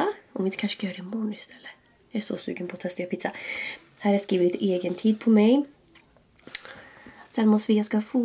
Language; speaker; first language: Swedish; native; Swedish